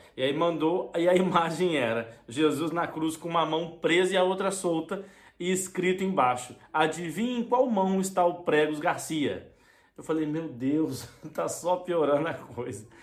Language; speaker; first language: Portuguese; native; Portuguese